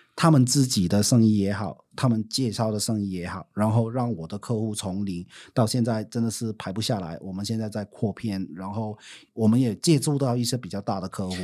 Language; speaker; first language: Chinese; non-native, fluent; Cantonese